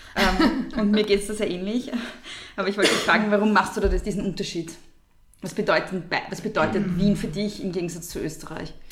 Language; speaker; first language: German; native; German